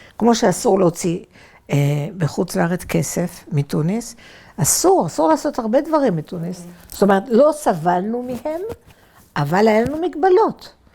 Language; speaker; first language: Hebrew; non-native, fluent; French